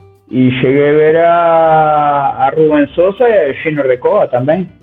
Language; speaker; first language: Portuguese; non-native, learner; Spanish